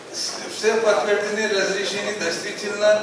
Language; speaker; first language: Russian; non-native, learner; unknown